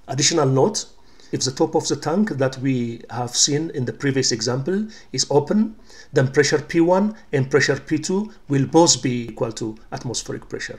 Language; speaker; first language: English; non-native, local second language; Amharic